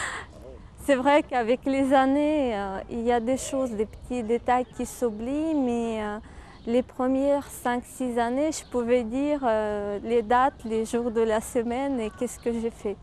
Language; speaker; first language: French; non-native, fluent; Ukrainian